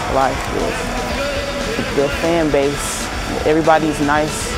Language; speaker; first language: English; native; English